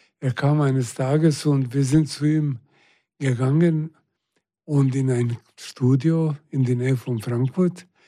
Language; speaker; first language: German; non-native, fluent; Serbian